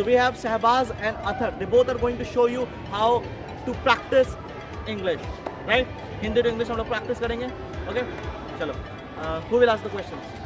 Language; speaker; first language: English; non-native, fluent; Hindi